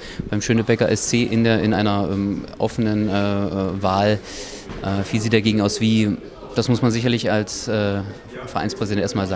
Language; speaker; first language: German; native; German